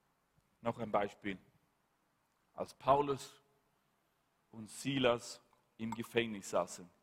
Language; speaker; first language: German; non-native, fluent; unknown